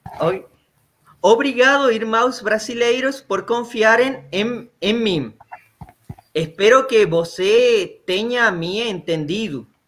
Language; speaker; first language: Portuguese; non-native, learner; Spanish